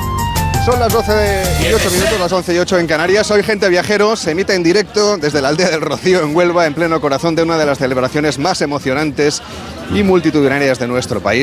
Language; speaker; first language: Spanish; native; Spanish